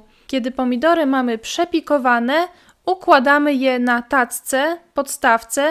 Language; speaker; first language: Polish; native; Polish